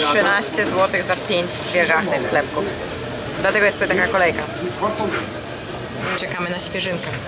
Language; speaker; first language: Polish; native; Polish